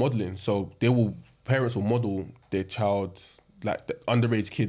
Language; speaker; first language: English; native; English